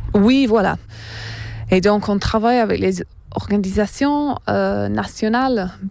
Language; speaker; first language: French; non-native, fluent; English